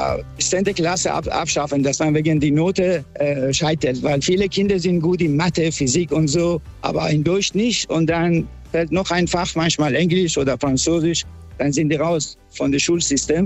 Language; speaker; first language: German; non-native, fluent; Persian